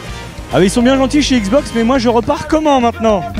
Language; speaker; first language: French; native; French